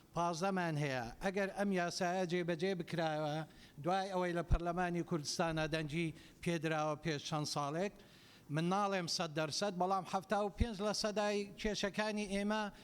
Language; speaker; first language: Central Kurdish; non-native, local second language; Assyrian Neo-Aramaic